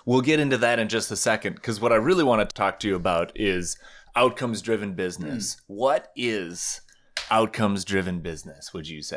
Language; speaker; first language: English; native; English